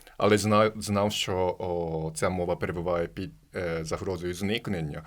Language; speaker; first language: Ukrainian; non-native, fluent; Japanese